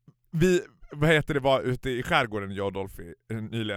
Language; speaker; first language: Swedish; native; Swedish